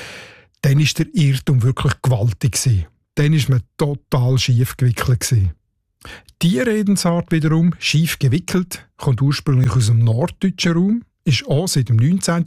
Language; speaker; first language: German; native; German